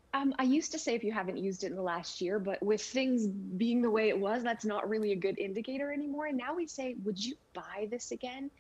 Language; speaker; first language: English; native; English